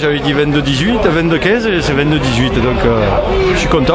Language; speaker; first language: French; native; French